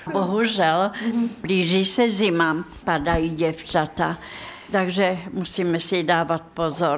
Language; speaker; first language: Czech; non-native, fluent; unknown